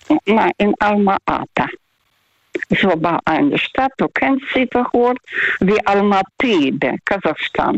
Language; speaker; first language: German; non-native, fluent; Russian